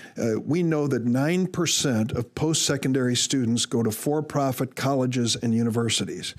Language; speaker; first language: English; native; English